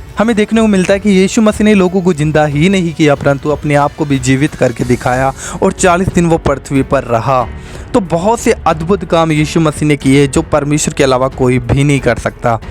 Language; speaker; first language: Hindi; native; Hindi